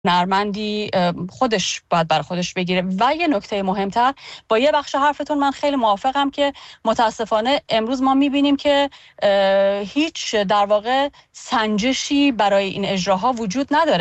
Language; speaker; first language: Persian; native; Persian